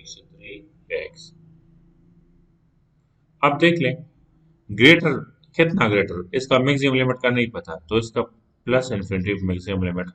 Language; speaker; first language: Hindi; non-native, local second language; Punjabi